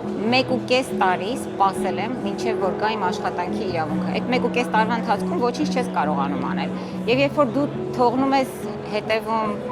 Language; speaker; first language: Armenian; native; Armenian